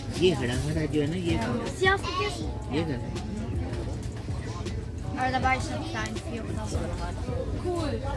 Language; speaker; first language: German; early bilingual, other home language; Urdu